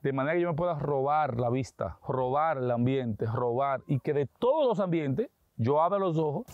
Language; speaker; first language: Spanish; native; Spanish